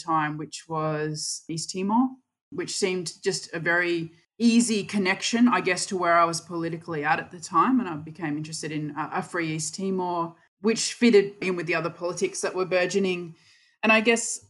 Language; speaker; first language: English; native; English